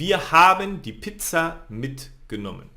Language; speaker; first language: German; non-native, fluent; Spanish